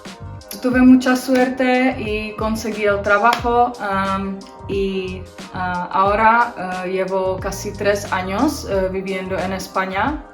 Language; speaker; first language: Spanish; non-native, fluent; Czech